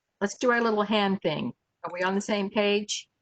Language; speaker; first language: English; native; English